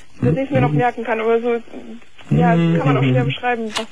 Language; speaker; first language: German; native; German